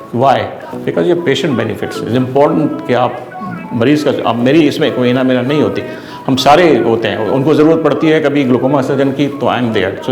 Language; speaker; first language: Urdu; non-native, local second language; Sindhi